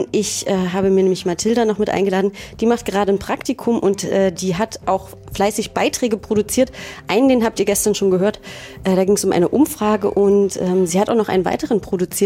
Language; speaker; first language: German; native; German